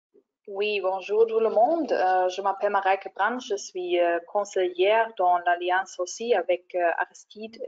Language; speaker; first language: French; non-native, fluent; German